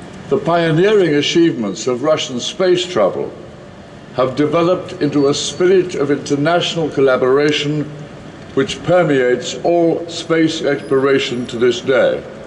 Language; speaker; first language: English; native; English